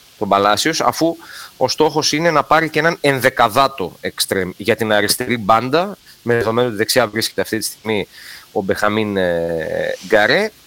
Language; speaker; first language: Greek; native; Greek